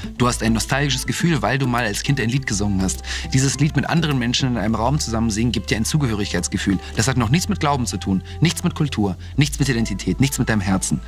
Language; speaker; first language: German; early bilingual, other home language; Russian